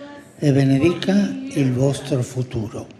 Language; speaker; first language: Italian; non-native, fluent; Spanish